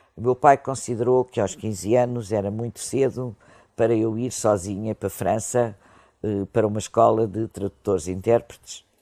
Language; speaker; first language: Portuguese; native; Portuguese